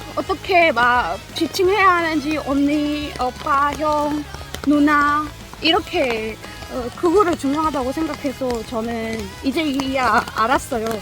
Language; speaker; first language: Korean; non-native, fluent; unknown